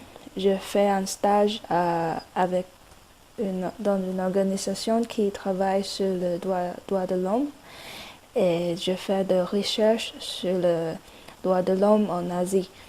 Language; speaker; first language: French; non-native, fluent; Cantonese